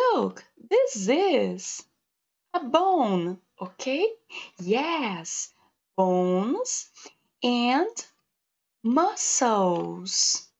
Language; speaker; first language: English; non-native, learner; Portuguese